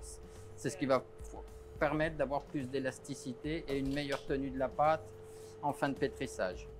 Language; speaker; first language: French; native; French